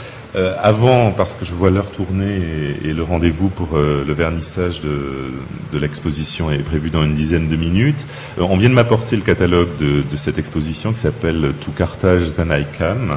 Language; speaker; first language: French; native; French